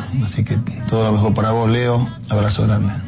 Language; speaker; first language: Spanish; native; Spanish